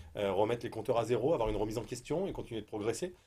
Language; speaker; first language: French; native; French